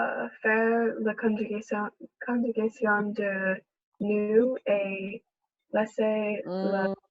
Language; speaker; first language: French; non-native, learner; English